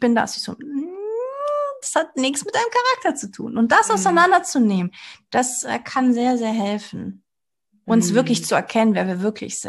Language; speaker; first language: German; early bilingual, other home language; Portuguese